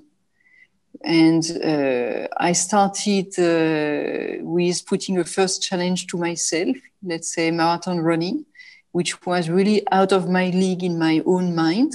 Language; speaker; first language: English; non-native, fluent; French